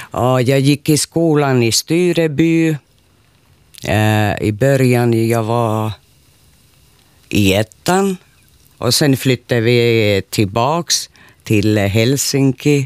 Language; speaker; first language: Swedish; non-native, local second language; Finnish